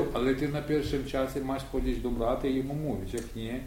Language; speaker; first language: Polish; non-native, learner; Ukrainian